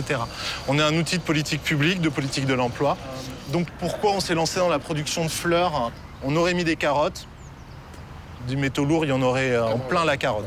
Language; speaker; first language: French; native; French